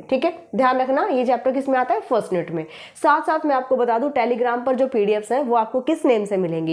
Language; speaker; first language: Hindi; native; Hindi